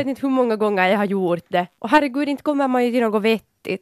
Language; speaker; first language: Swedish; native; Swedish